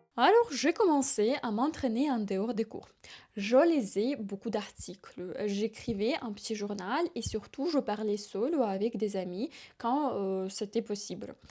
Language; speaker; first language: French; non-native, fluent; Ukrainian